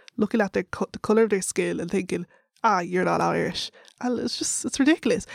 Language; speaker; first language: English; native; English